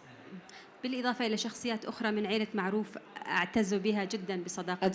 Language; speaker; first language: Arabic; native; Arabic